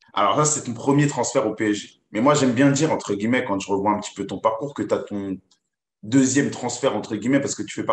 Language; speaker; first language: French; native; French